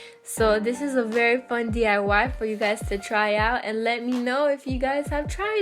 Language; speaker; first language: English; native; English